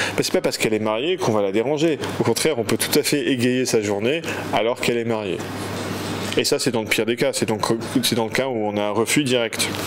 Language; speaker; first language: French; native; French